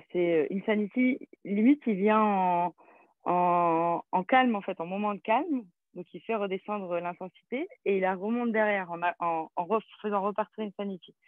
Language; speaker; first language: French; native; French